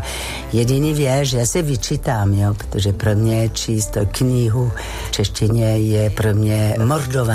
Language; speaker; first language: Czech; non-native, fluent; French